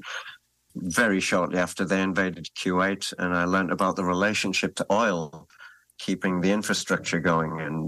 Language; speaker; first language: English; native; English